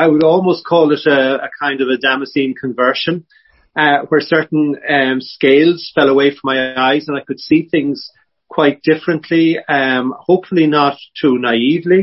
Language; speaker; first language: English; native; English